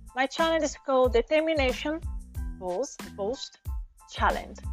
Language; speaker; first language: English; non-native, fluent; Portuguese